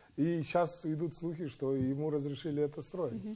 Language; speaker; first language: Russian; non-native, local second language; Kazakh